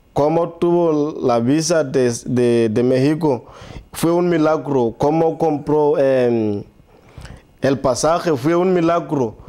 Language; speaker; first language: Spanish; non-native, learner; Southern Sotho